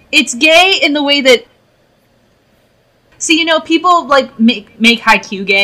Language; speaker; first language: English; native; English